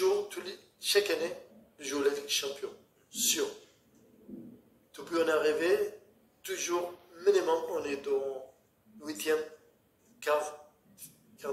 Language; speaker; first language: French; non-native, learner; Arabic